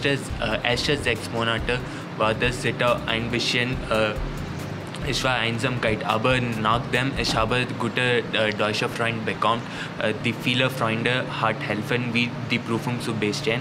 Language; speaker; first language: German; non-native, learner; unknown